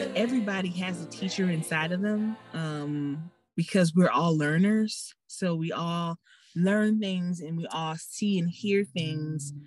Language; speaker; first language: English; native; English